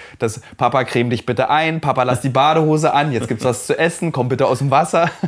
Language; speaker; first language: German; native; German